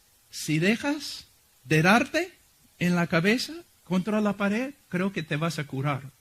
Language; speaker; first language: Spanish; non-native, fluent; English